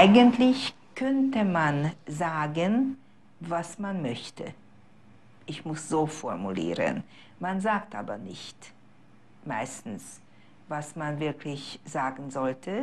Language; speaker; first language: German; non-native, fluent; Hungarian